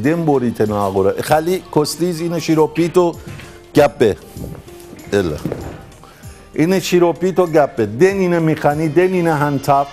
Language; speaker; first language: Greek; non-native, learner; Persian